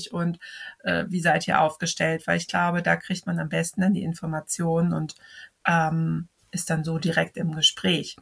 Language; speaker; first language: German; native; German